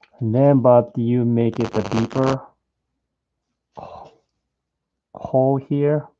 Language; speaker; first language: English; non-native, learner; Japanese